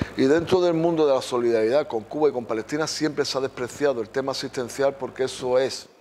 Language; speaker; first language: Spanish; native; Spanish